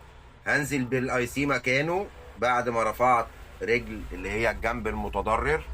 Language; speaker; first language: Arabic; native; Arabic